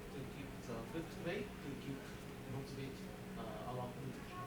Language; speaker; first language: English; non-native, learner; Japanese